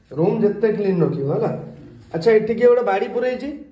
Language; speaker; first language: Hindi; non-native, local second language; Odia